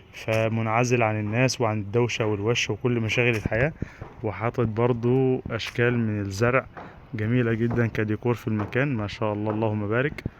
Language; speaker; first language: Arabic; native; Arabic